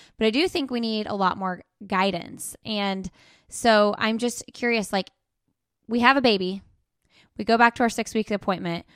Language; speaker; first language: English; native; English